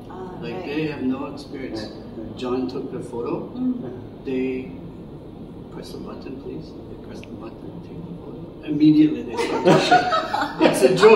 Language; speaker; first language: English; non-native, fluent; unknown